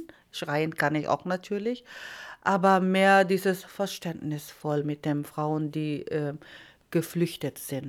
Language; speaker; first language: German; non-native, fluent; Iloko